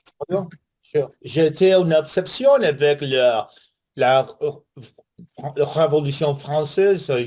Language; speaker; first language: French; non-native, learner; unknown